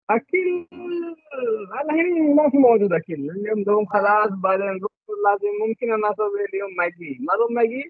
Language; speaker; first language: Arabic; non-native, learner; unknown